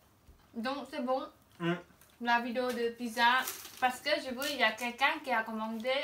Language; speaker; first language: French; non-native, fluent; Khmer